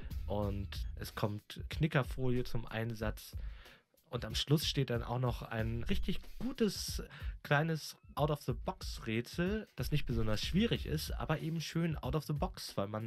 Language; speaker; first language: German; native; German